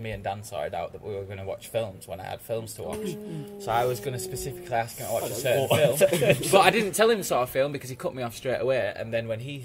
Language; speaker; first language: English; native; English